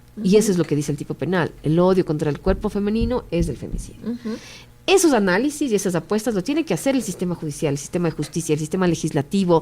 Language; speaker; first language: Spanish; native; Spanish